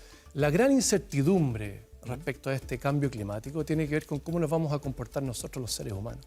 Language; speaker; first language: Spanish; native; Spanish